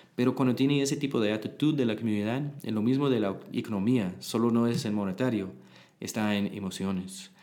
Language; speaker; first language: Spanish; non-native, learner; English